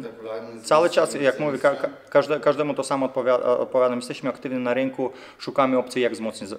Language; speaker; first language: Polish; non-native, fluent; Lithuanian